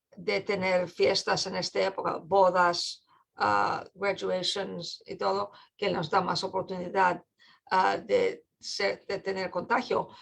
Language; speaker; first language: Spanish; non-native, fluent; English